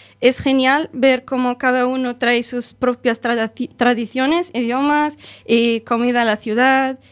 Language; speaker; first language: Spanish; non-native, learner; Arabic